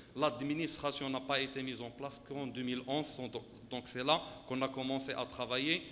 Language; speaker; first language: French; non-native, local second language; Arabic